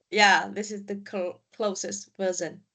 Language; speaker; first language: English; non-native, learner; Vietnamese